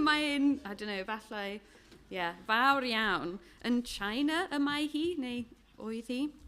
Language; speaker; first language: Welsh; non-native, fluent; English